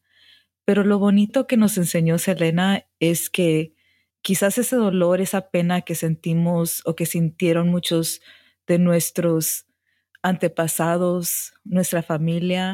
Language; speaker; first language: Spanish; early bilingual, heritage; Spanish